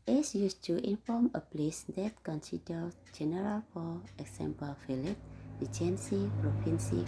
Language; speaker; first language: English; non-native, learner; Indonesian